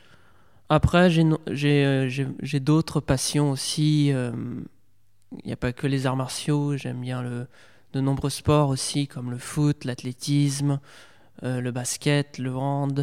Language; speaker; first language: French; native; French